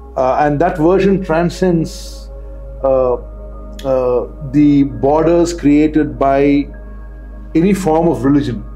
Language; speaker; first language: English; non-native, local second language; Telugu